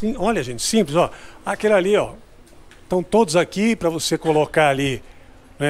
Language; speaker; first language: Portuguese; native; Portuguese